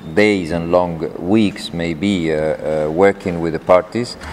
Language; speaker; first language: English; non-native, fluent; Spanish